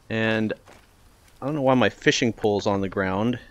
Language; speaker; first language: English; native; English